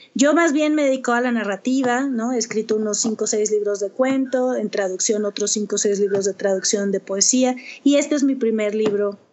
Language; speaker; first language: Spanish; native; Spanish